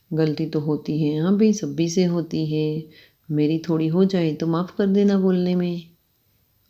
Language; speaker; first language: Hindi; non-native, local second language; Gujarati